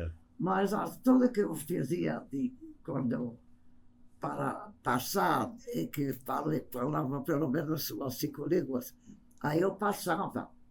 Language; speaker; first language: Portuguese; non-native, fluent; English